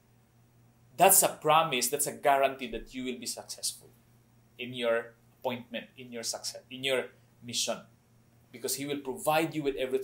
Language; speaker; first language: English; non-native, local second language; Cebuano